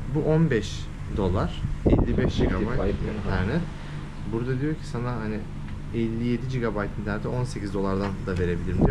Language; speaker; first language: Turkish; native; Turkish